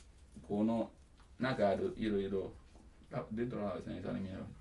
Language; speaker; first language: Japanese; non-native, learner; Italian